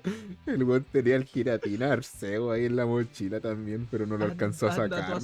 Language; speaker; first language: Spanish; native; Spanish